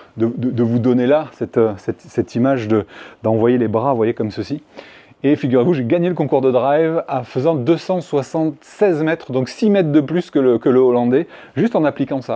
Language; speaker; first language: French; native; French